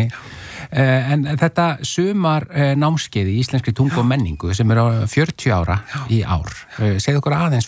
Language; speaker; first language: Icelandic; native; Icelandic